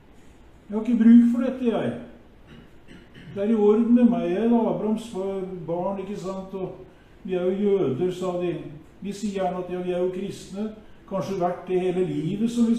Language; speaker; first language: Norwegian; native; Norwegian